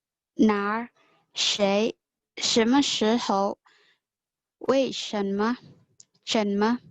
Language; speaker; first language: Chinese; non-native, learner; Indonesian